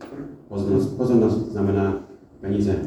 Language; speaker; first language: Czech; non-native, fluent; English